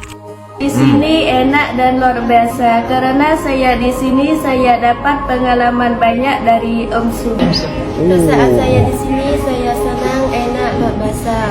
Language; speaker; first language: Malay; non-native, learner; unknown